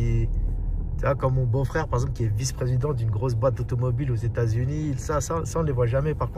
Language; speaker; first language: French; early bilingual, other home language; Arabic